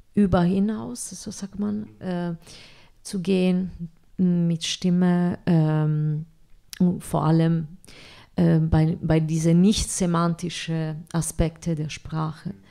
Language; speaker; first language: German; non-native, fluent; Italian